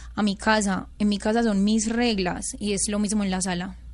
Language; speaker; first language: Spanish; native; Spanish